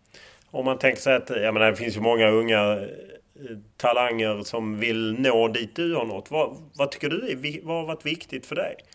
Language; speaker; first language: Swedish; native; Swedish